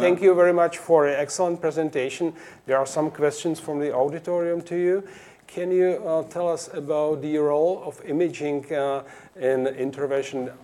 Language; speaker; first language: English; non-native, fluent; Czech